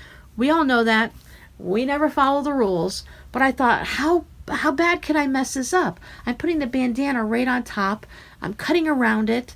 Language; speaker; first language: English; native; English